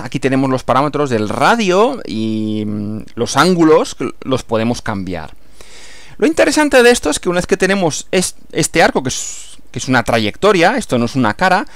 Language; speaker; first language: Spanish; native; Spanish